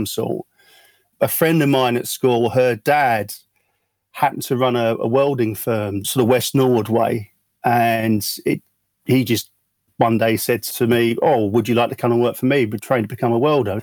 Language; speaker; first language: English; native; English